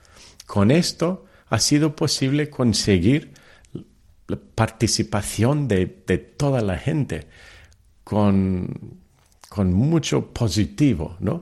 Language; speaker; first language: Spanish; early bilingual, heritage; Telugu